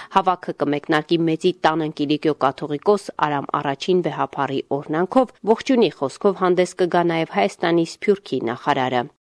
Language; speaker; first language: Armenian; native; Armenian